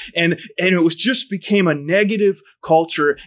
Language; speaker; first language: English; native; English